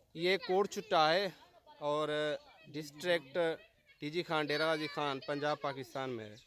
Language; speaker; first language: Urdu; non-native, local second language; Saraiki